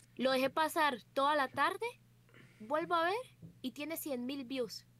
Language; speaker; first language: Spanish; native; Spanish